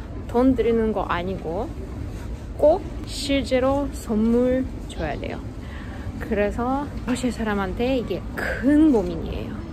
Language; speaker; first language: Korean; non-native, fluent; Russian